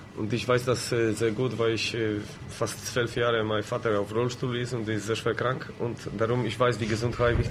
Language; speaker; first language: German; non-native, learner; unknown